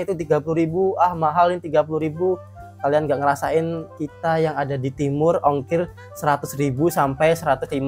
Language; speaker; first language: Indonesian; native; Indonesian